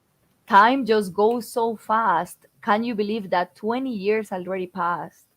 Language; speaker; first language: English; non-native, fluent; Spanish